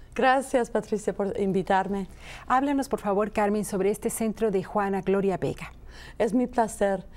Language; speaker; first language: Spanish; early bilingual, heritage; Spanish